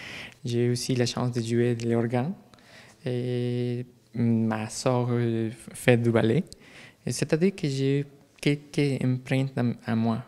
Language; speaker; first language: French; non-native, learner; Spanish